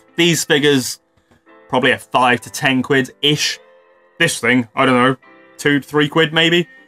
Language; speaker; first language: English; native; English